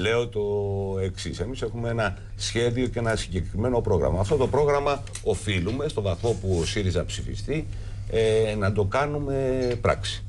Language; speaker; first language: Greek; native; Greek